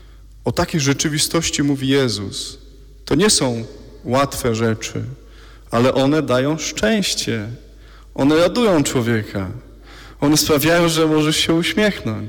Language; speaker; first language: Polish; native; Polish